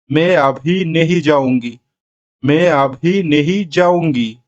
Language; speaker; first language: Hindi; non-native, learner; Bangla